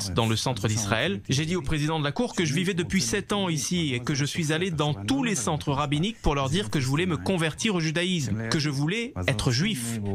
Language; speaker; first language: French; non-native, fluent; Arabic